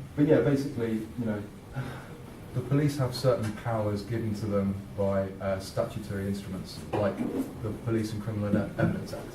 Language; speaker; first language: English; native; English